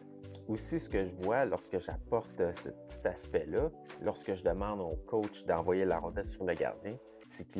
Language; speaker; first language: French; native; French